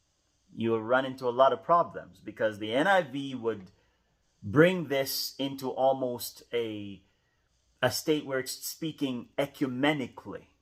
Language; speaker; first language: English; native; English